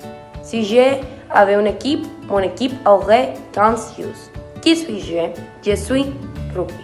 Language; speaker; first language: French; non-native, learner; Spanish